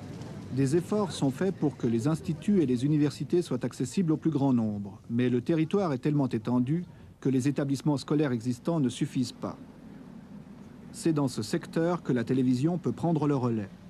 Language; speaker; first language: French; native; French